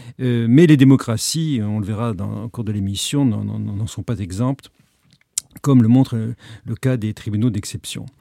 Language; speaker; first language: French; native; French